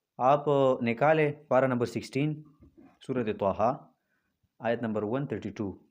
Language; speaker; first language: Urdu; non-native, local second language; Pashto